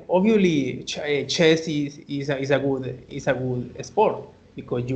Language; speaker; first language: English; non-native, learner; Spanish